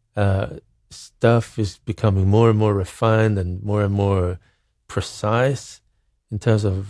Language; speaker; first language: English; non-native, fluent; Swedish